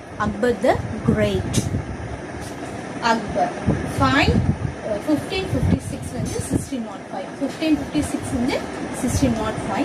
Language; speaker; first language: English; non-native, local second language; Tamil